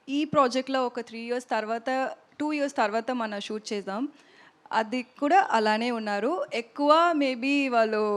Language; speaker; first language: Telugu; non-native, learner; Tamil